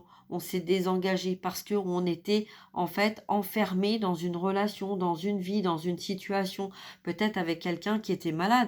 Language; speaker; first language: French; native; French